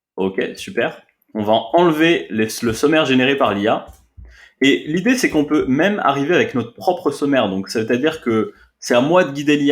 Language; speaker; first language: French; native; French